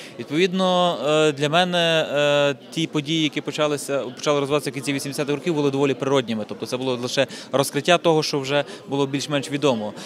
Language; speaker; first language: Ukrainian; native; Ukrainian